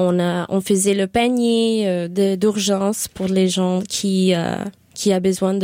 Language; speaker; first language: French; non-native, learner; English